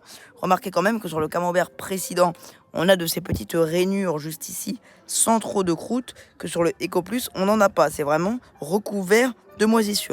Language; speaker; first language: French; native; French